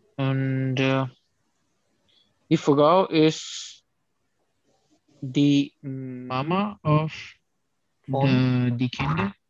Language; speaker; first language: German; non-native, learner; Urdu